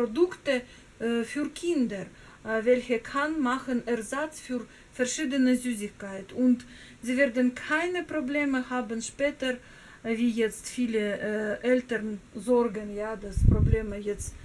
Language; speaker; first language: German; non-native, learner; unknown